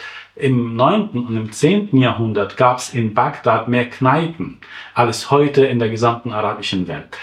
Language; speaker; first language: German; non-native, fluent; Arabic